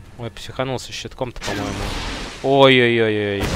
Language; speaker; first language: Russian; native; Russian